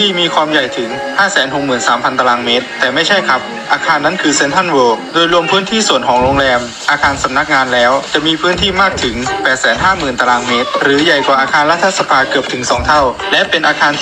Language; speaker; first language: Thai; native; Thai